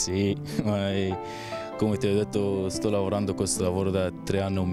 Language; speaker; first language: Italian; non-native, learner; Arabic